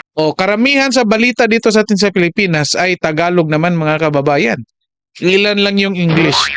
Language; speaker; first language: Filipino; non-native, local second language; Cebuano